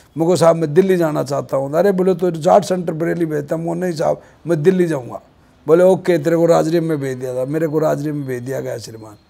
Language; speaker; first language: Hindi; native; Hindi